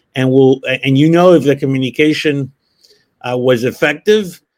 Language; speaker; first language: English; early bilingual, other home language; Spanish